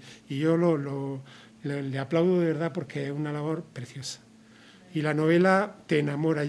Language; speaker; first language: Spanish; native; Spanish